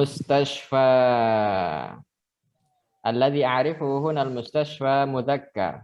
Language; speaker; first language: Arabic; non-native, fluent; Indonesian